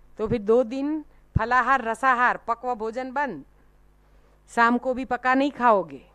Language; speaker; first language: Hindi; non-native, local second language; Gujarati